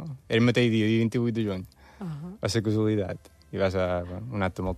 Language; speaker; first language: Catalan; native; Catalan